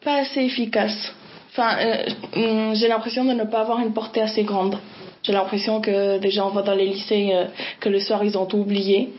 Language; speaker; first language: French; non-native, fluent; Spanish